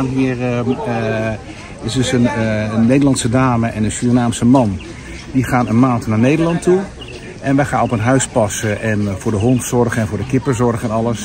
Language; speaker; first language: Dutch; native; Dutch